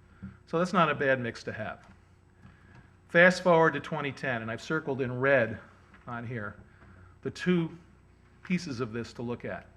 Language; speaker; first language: English; native; English